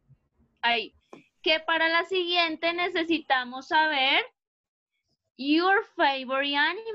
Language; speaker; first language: Spanish; native; Spanish